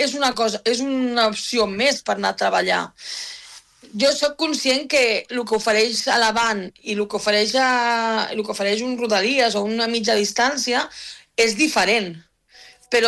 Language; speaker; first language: Catalan; native; Catalan